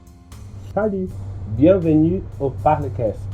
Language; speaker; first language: French; non-native, learner; Portuguese